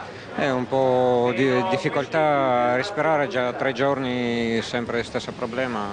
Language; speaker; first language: Italian; non-native, learner; Russian